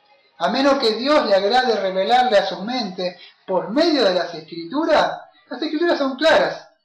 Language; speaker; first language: Spanish; native; Spanish